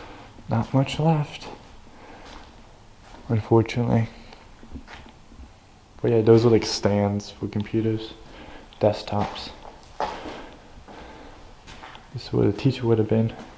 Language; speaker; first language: English; native; English